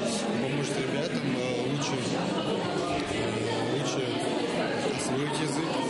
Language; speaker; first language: Russian; non-native, local second language; Ingush